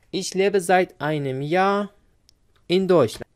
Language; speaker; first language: German; non-native, fluent; Persian